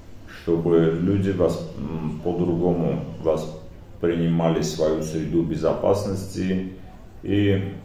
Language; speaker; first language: Russian; non-native, fluent; Armenian